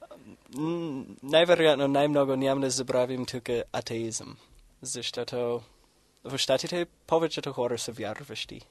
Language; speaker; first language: Bulgarian; non-native, fluent; English